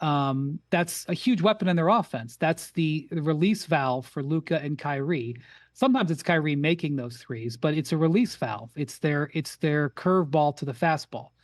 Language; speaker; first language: English; native; English